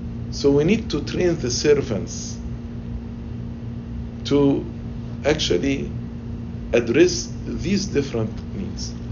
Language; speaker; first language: English; non-native, fluent; Arabic